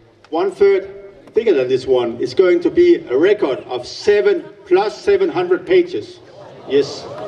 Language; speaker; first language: English; non-native, fluent; Danish